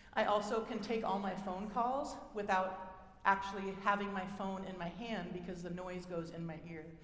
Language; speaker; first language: English; native; English